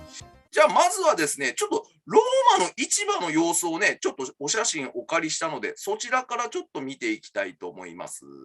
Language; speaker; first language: Japanese; native; Japanese